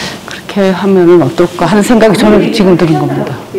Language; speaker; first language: Korean; native; Korean